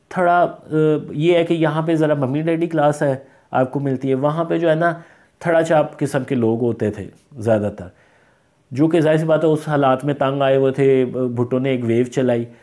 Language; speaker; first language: Urdu; native; Urdu